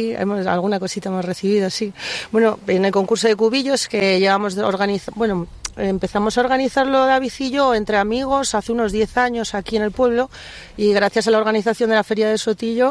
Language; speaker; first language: Spanish; native; Spanish